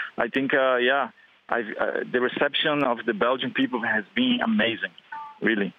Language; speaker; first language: English; non-native, fluent; Portuguese